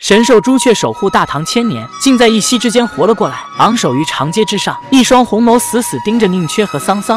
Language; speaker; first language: Chinese; native; Chinese